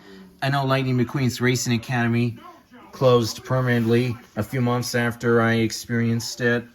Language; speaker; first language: English; native; English